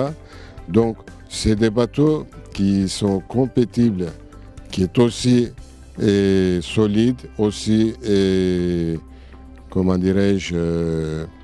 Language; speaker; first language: French; non-native, fluent; Turkish